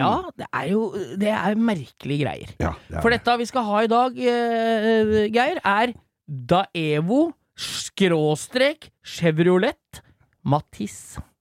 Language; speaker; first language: Norwegian; native; Norwegian